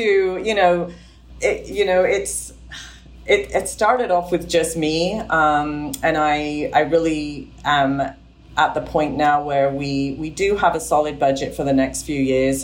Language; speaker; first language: English; native; English